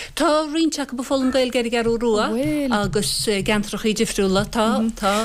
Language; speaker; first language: Irish; native; Irish